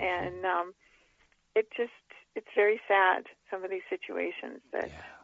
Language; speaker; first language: English; native; English